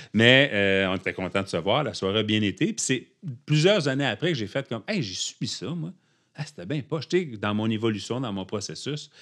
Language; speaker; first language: French; native; French